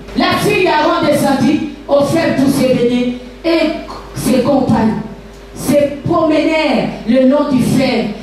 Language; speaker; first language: French; non-native, local second language; Lingala